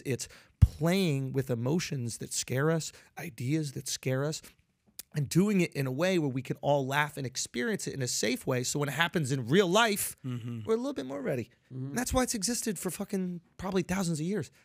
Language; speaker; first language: English; native; English